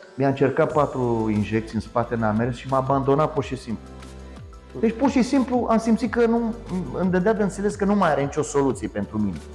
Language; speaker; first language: Romanian; native; Romanian